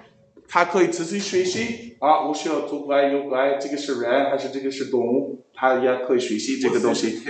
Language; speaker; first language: Chinese; non-native, learner; English